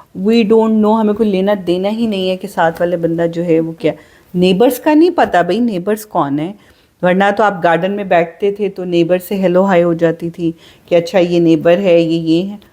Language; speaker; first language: Urdu; native; Urdu